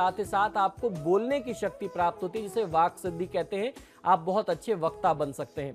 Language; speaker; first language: Hindi; native; Hindi